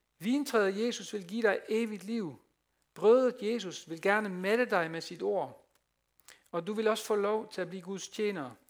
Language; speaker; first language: Danish; non-native, fluent; Dutch